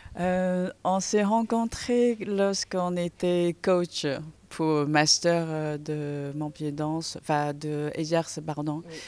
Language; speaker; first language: French; non-native, fluent; Chinese